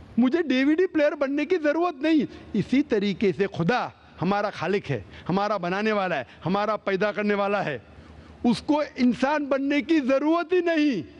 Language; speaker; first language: Hindi; non-native, local second language; Konkani